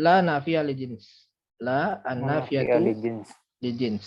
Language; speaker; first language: Arabic; non-native, fluent; Indonesian